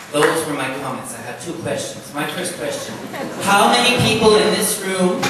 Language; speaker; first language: English; non-native, local second language; French